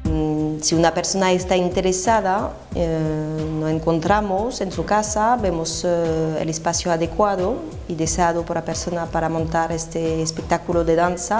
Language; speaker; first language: Spanish; non-native, fluent; French